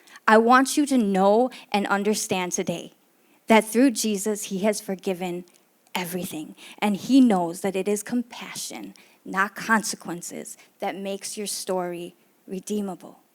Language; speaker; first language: English; native; English